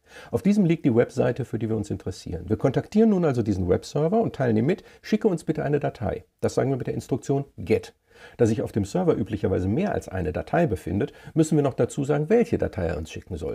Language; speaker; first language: German; native; German